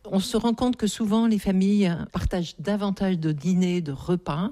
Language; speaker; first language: French; native; French